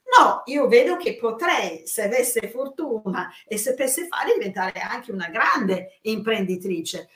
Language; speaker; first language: Italian; non-native, fluent; English